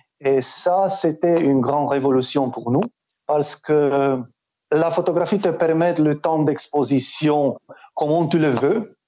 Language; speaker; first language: French; non-native, fluent; Romanian